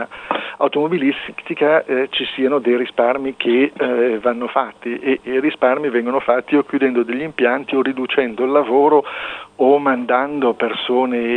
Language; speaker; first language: Italian; native; Italian